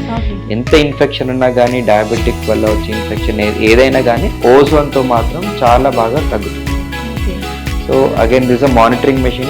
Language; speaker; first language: Telugu; native; Telugu